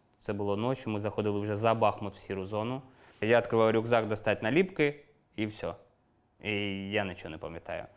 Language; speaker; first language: Ukrainian; non-native, local second language; Russian